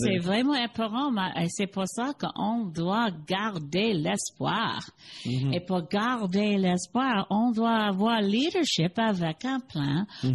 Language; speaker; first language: French; non-native, learner; English